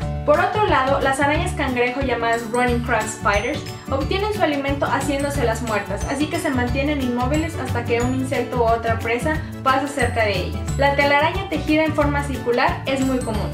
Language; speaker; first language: Spanish; native; Spanish